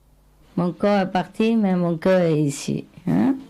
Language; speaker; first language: French; non-native, learner; Vietnamese